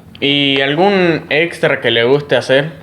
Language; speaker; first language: Spanish; native; Spanish